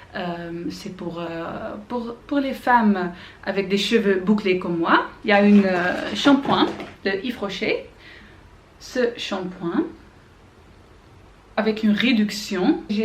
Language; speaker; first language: French; non-native, learner; Dutch